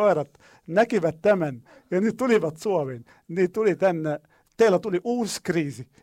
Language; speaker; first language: Finnish; non-native, learner; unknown